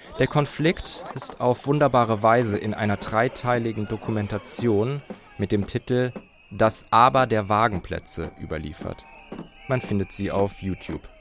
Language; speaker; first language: German; native; German